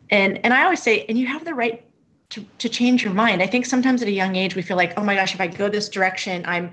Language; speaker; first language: English; native; English